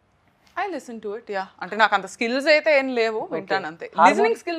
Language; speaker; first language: Telugu; native; Telugu